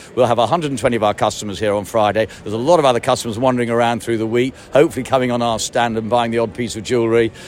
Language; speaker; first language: English; native; English